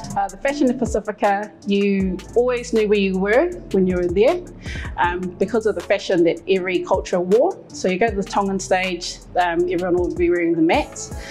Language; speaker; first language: English; native; English